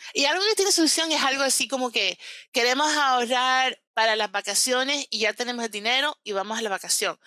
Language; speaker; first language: Spanish; early bilingual, heritage; Spanish